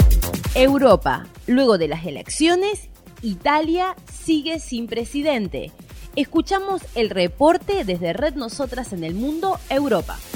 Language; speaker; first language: Spanish; native; Spanish